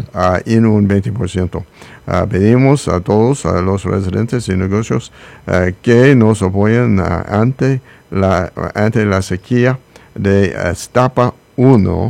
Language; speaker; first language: Spanish; non-native, learner; English